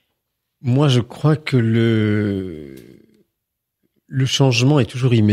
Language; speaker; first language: French; native; French